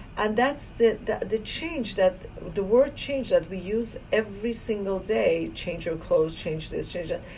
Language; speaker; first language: English; non-native, fluent; Persian